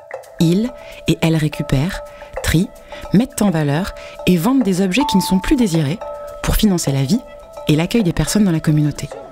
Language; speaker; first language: French; native; French